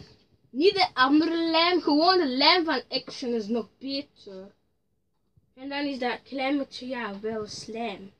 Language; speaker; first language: Dutch; early bilingual, other home language; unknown